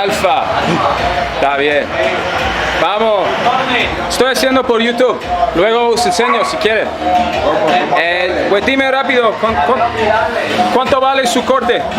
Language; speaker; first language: Spanish; non-native, learner; English